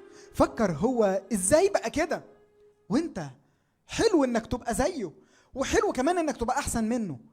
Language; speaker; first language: Arabic; native; Arabic